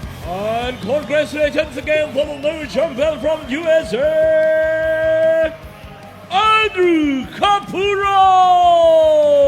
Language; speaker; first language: English; non-native, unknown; Thai